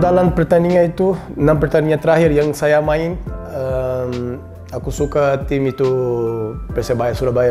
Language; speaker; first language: Indonesian; non-native, learner; Portuguese